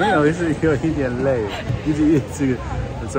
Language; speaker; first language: Chinese; non-native, fluent; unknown